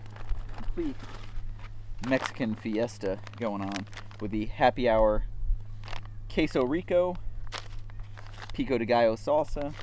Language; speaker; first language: English; native; English